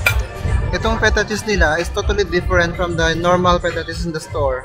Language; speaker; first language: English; non-native, local second language; Filipino